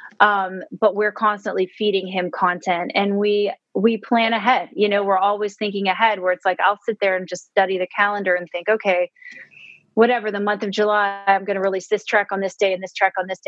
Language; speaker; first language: English; native; English